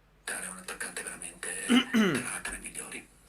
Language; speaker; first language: Italian; native; Italian